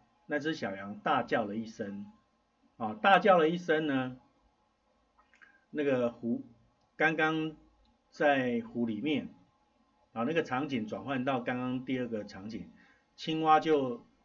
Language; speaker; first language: Chinese; native; Chinese